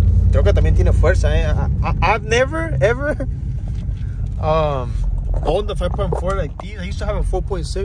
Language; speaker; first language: Spanish; early bilingual, heritage; Spanish